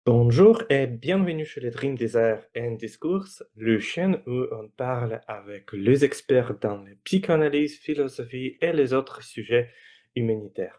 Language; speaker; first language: French; non-native, fluent; Russian